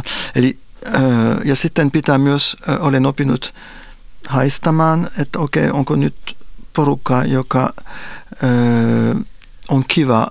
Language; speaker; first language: Finnish; non-native, fluent; French